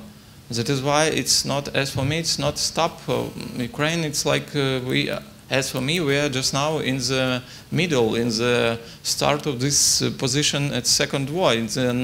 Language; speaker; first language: English; non-native, learner; Ukrainian